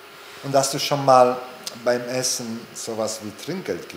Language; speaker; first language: German; non-native, fluent; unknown